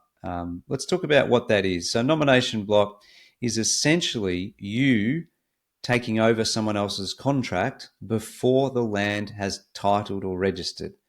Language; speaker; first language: English; native; English